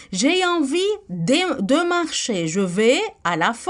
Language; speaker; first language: French; non-native, fluent; Arabic